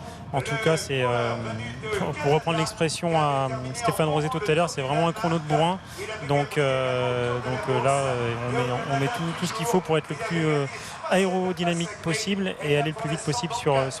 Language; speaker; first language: French; native; French